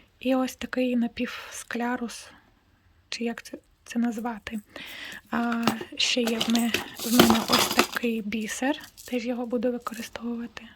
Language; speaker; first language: Ukrainian; non-native, local second language; Russian